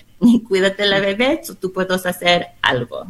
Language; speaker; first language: Spanish; non-native, learner; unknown